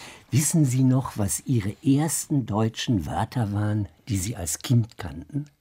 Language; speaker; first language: German; native; German